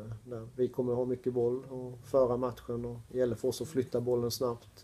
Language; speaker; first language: Swedish; native; Swedish